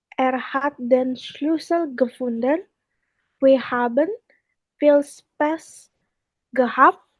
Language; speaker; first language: German; non-native, learner; Indonesian